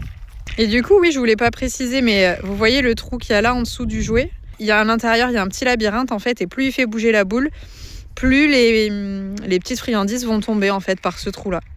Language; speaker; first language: French; native; French